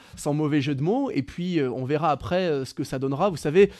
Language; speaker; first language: French; native; French